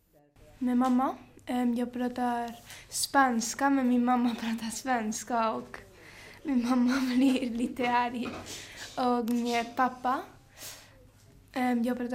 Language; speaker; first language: Swedish; early bilingual, heritage; Swedish